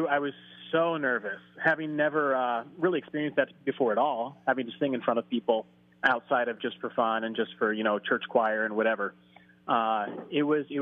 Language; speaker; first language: English; native; English